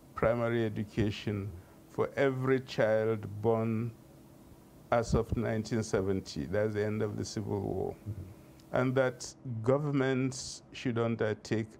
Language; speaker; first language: English; non-native, local second language; Hausa